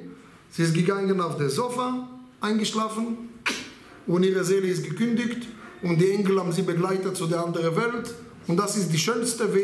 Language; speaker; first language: German; non-native, learner; Hebrew